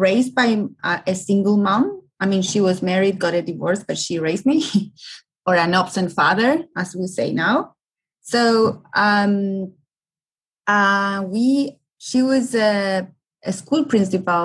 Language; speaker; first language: English; non-native, fluent; Spanish